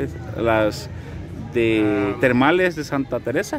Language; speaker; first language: Spanish; native; Spanish